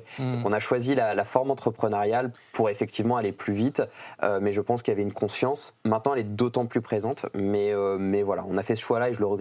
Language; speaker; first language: French; native; French